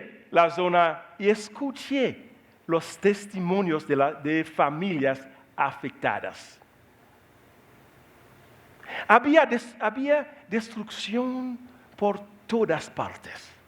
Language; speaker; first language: Spanish; non-native, learner; Haitian Creole